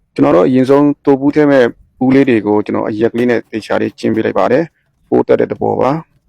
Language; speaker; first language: Burmese; non-native, local second language; Shan